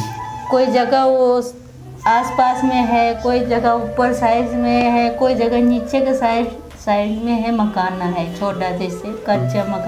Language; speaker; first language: Hindi; early bilingual, other home language; Nepali